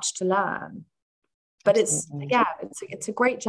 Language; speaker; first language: English; native; English